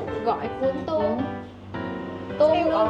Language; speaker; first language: Korean; non-native, learner; Vietnamese